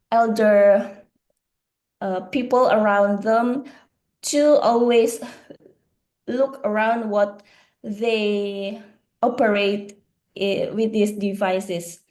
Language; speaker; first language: English; non-native, learner; Indonesian